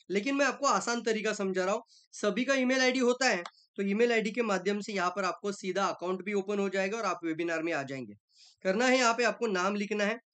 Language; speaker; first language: Hindi; non-native, local second language; Marathi